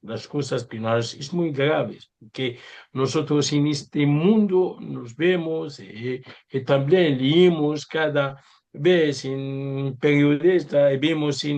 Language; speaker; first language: Spanish; non-native, learner; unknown